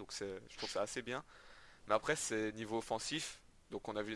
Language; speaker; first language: French; native; French